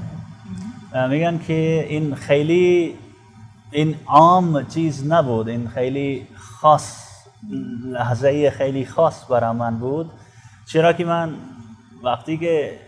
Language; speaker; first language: Persian; non-native, fluent; Urdu